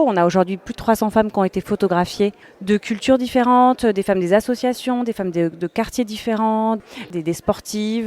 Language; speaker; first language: French; native; French